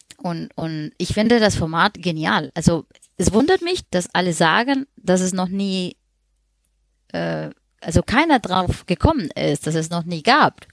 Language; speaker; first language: German; non-native, fluent; Spanish